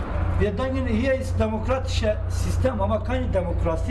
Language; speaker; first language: German; non-native, learner; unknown